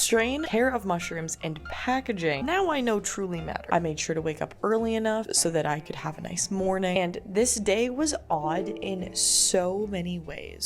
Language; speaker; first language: English; native; English